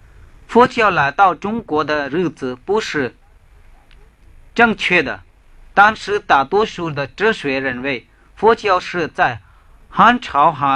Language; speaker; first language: Chinese; non-native, fluent; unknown